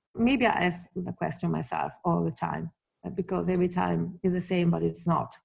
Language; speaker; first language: English; non-native, fluent; Italian